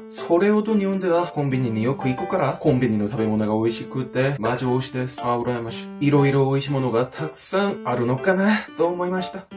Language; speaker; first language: Japanese; non-native, learner; Korean